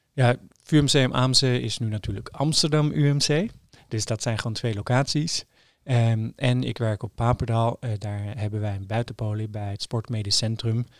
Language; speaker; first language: Dutch; non-native, fluent; Norwegian